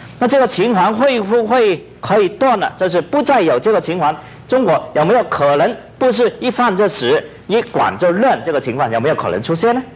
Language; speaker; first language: Chinese; non-native, local second language; Cantonese